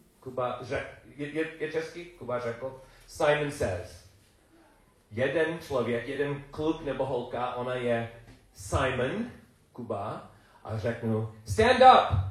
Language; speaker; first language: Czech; non-native, learner; English